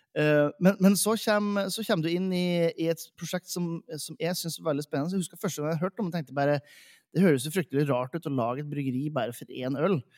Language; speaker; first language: Norwegian; native; Norwegian